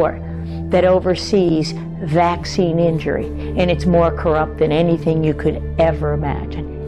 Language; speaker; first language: English; native; English